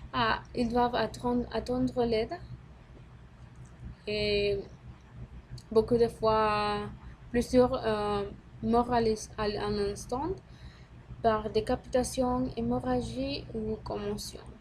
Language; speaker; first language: French; non-native, learner; Spanish